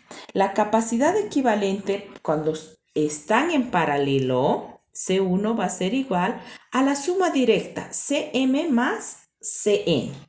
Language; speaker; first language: Spanish; native; Spanish